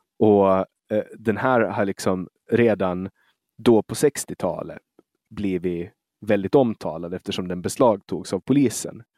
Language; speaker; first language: Swedish; native; Swedish